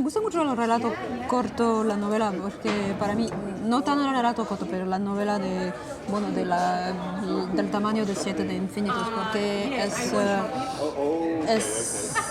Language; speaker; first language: Spanish; non-native, fluent; French